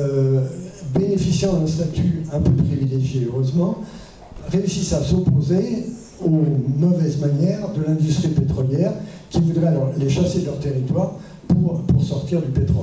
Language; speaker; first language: French; native; French